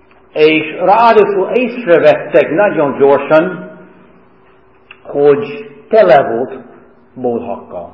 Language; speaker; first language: Hungarian; non-native, fluent; English